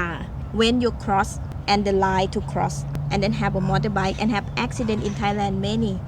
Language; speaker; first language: English; non-native, learner; Thai